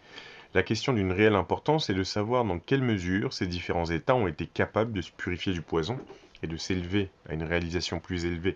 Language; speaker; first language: French; native; French